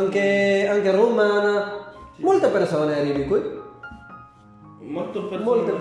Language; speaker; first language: Italian; non-native, learner; Urdu